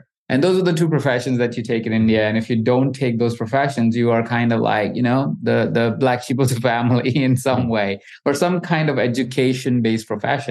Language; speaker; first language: English; non-native, local second language; Hindi